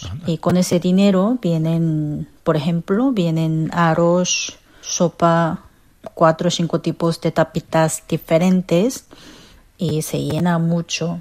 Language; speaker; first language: Spanish; non-native, fluent; Korean